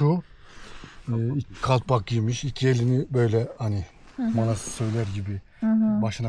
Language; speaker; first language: Turkish; non-native, local second language; Kyrgyz